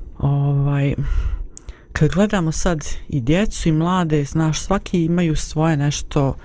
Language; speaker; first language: Bosnian; native; Bosnian